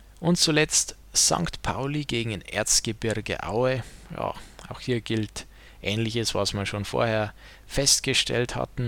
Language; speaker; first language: German; native; German